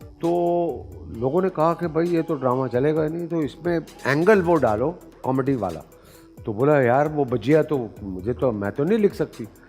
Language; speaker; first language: Urdu; native; Urdu